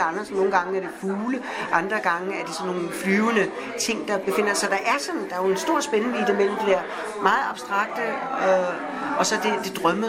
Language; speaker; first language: Danish; native; Danish